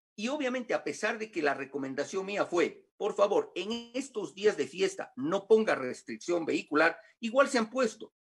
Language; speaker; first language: Spanish; native; Spanish